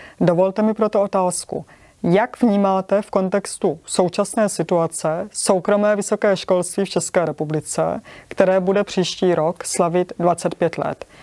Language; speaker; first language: Czech; native; Czech